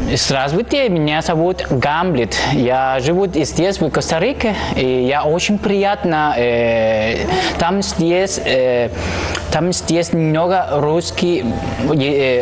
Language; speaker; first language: Russian; non-native, learner; Spanish